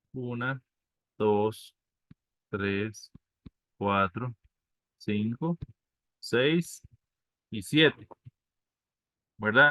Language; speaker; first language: Spanish; native; Spanish